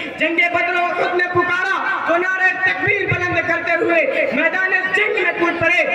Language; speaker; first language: Urdu; native; Urdu